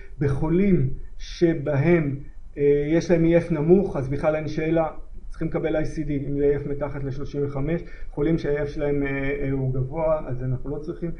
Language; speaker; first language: Hebrew; native; Hebrew